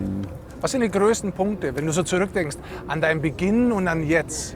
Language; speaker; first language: German; native; German